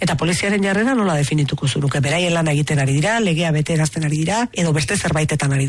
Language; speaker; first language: Basque; native; Basque